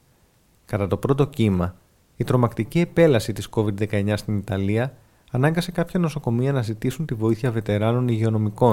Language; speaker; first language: Greek; native; Greek